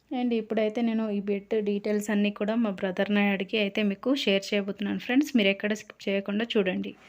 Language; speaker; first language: Telugu; native; Telugu